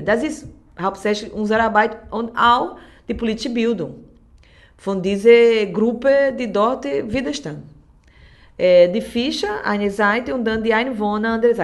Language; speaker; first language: German; non-native, learner; Portuguese